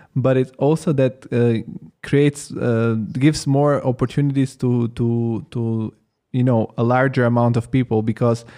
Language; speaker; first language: English; non-native, fluent; Italian